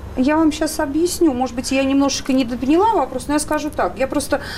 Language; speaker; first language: Russian; native; Russian